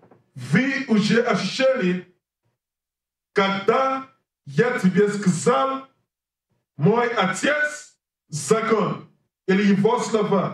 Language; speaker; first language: Russian; non-native, learner; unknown